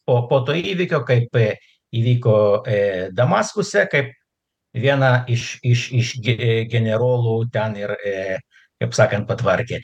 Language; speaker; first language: Lithuanian; non-native, local second language; Russian